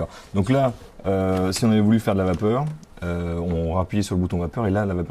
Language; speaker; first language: French; native; French